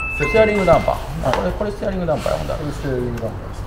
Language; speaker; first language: Japanese; native; Japanese